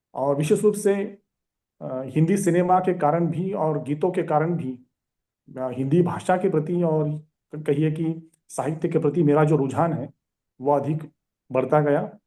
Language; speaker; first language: Hindi; non-native, local second language; Marathi